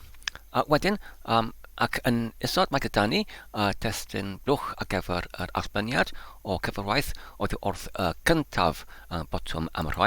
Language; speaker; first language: Welsh; non-native, learner; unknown